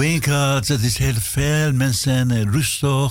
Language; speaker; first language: Dutch; non-native, learner; Persian